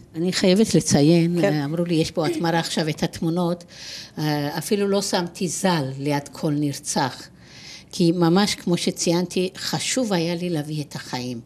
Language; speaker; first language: Hebrew; non-native, fluent; Georgian